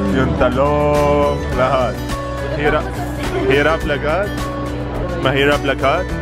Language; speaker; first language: Filipino; non-native, learner; Arabic